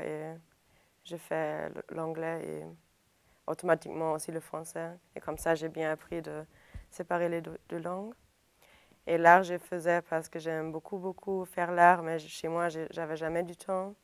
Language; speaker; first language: French; non-native, fluent; German